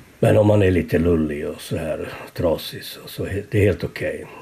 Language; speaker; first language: Swedish; native; Swedish